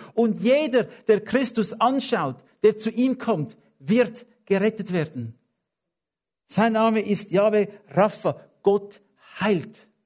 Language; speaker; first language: German; non-native, fluent; English